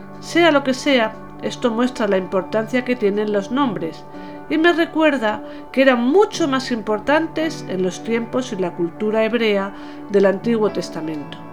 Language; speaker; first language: Spanish; native; Spanish